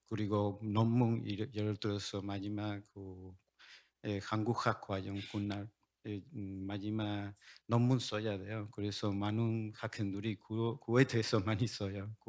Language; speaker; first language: Korean; non-native, learner; Spanish